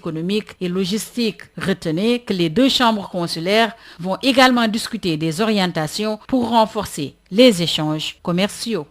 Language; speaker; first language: French; non-native, local second language; Wolof